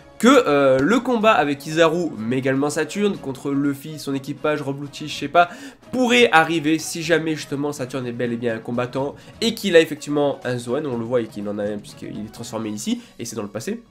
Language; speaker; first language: French; native; French